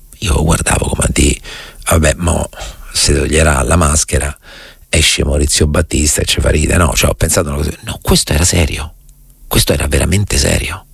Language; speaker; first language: Italian; native; Italian